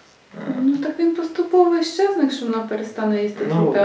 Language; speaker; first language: Russian; non-native, local second language; Ukrainian